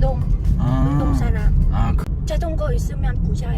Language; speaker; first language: Korean; non-native, learner; Vietnamese